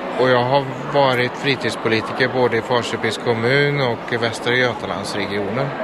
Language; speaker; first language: Swedish; native; Swedish